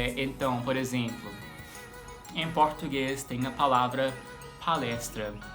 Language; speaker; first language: Portuguese; non-native, fluent; English